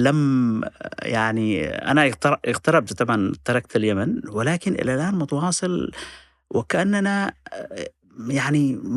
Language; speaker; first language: Arabic; non-native, fluent; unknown